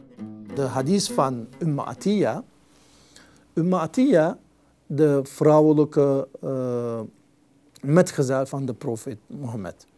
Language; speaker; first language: Dutch; non-native, fluent; Turkish